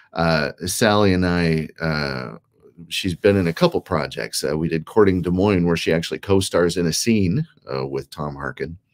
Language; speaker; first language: English; native; English